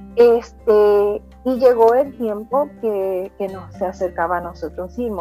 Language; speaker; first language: Spanish; early bilingual, heritage; Spanish